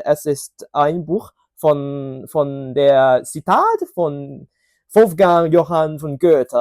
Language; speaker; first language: German; non-native, learner; Cantonese